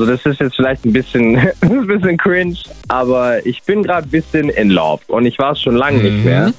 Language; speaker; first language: German; native; German